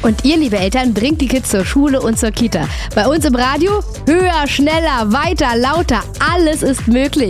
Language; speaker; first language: German; native; German